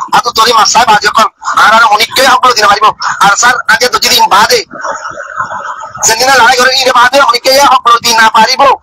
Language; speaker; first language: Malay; non-native, learner; Rohingya